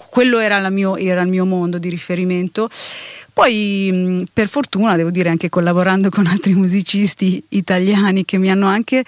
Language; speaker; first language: Italian; native; Italian